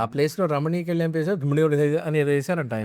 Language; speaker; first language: Telugu; native; Telugu